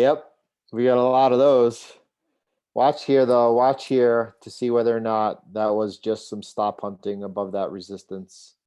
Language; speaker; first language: English; native; English